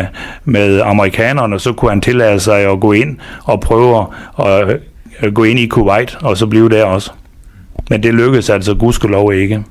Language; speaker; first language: Danish; native; Danish